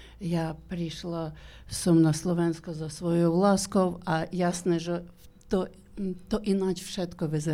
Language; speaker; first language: Slovak; non-native, learner; Ukrainian